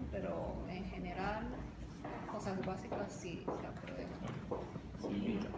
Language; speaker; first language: Spanish; non-native, fluent; Japanese